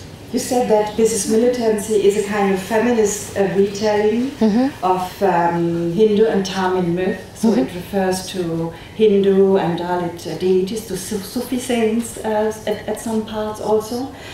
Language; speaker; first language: English; non-native, fluent; German